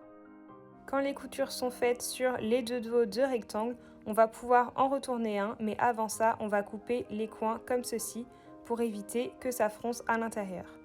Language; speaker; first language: French; native; French